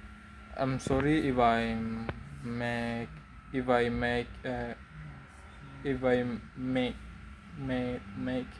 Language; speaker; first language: English; non-native, learner; Indonesian